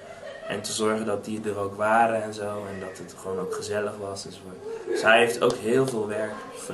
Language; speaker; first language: Dutch; native; Dutch